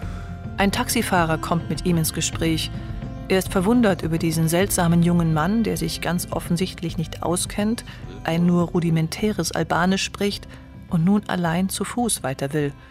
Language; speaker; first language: German; native; German